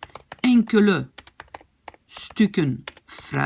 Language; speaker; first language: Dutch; non-native, fluent; French